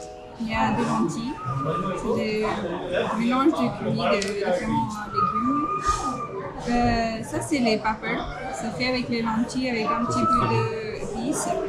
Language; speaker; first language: French; non-native, fluent; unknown